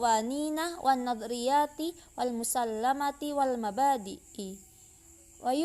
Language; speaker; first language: Arabic; non-native, learner; Indonesian